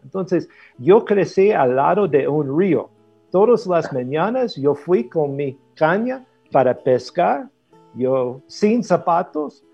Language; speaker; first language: Spanish; non-native, fluent; English